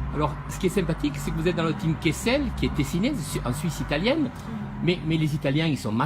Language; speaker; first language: French; native; French